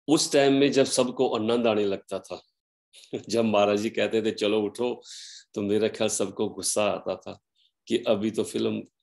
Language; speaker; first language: Hindi; non-native, local second language; Punjabi